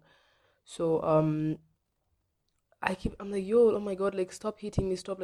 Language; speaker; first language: English; non-native, local second language; Swahili